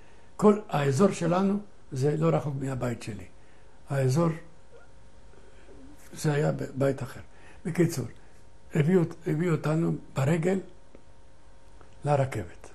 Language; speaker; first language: Hebrew; non-native, fluent; Ladino